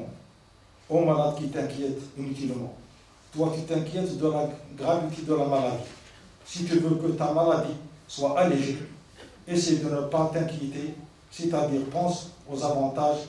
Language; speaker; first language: French; non-native, local second language; Arabic